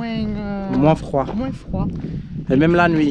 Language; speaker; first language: French; native; French